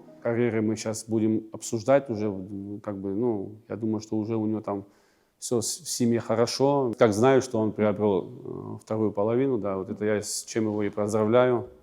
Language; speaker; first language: Russian; native; Russian